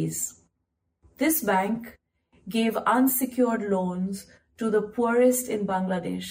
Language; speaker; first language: English; non-native, local second language; Hindi